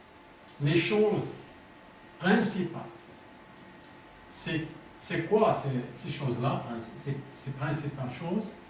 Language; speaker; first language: French; non-native, fluent; Arabic